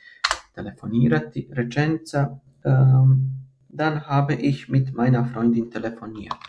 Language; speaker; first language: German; non-native, fluent; Croatian